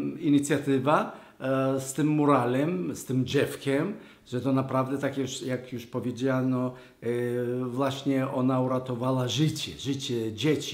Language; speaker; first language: Polish; non-native, learner; Hebrew